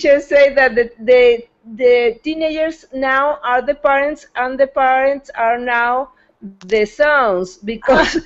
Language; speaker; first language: English; non-native, fluent; Spanish